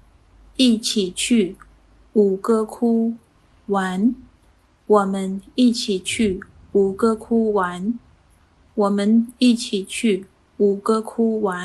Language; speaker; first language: Chinese; non-native, fluent; Khmer